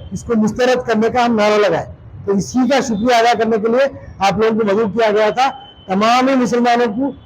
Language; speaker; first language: Urdu; native; Urdu